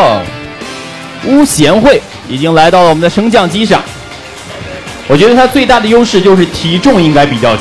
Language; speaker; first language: Chinese; native; Chinese